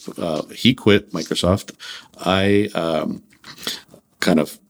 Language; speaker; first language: English; early bilingual, other home language; Russian